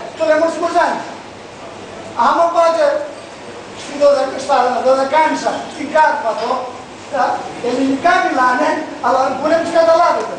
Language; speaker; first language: Greek; non-native, local second language; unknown